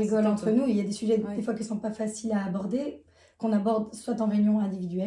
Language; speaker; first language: French; native; French